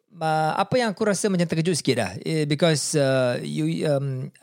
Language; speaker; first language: English; non-native, local second language; Malay